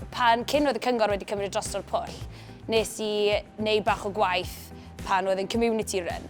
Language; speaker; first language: Welsh; native; Welsh